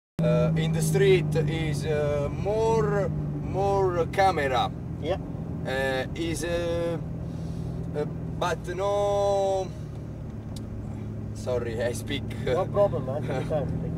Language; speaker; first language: English; non-native, learner; Italian